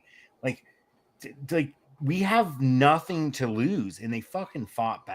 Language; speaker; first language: English; native; English